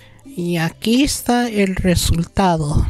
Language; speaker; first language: Spanish; early bilingual, heritage; Spanish